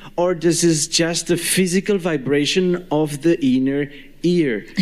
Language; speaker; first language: English; non-native, fluent; Spanish